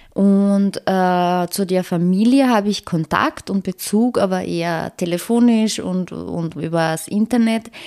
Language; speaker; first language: German; early bilingual, other home language; Bosnian